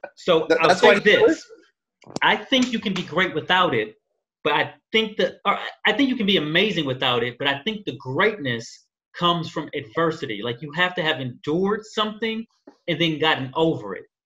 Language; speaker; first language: English; native; English